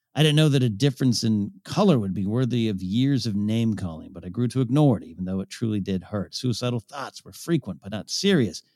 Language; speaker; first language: English; early bilingual, other home language; Ukrainian